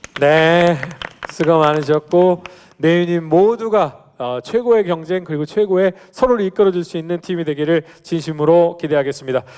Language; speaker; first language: Korean; native; Korean